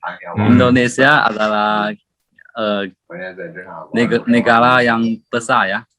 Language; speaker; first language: Indonesian; non-native, learner; Chinese